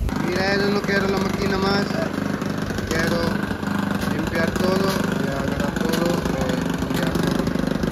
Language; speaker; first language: Spanish; non-native, learner; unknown